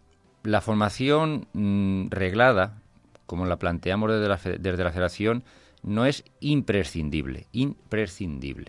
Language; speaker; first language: Spanish; native; Spanish